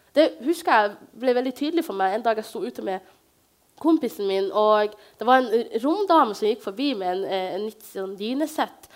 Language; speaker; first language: Norwegian; early bilingual, other home language; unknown